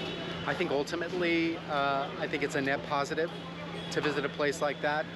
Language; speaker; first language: English; native; English